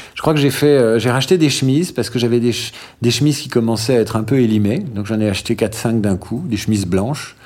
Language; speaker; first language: French; native; French